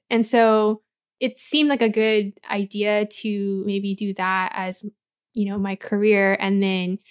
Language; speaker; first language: English; native; English